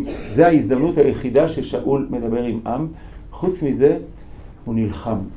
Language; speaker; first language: Hebrew; native; Hebrew